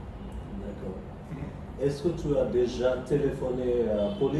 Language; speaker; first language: French; non-native, fluent; Bangla